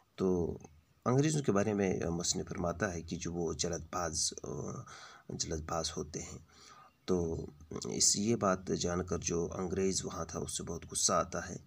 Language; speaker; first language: Hindi; native; Hindi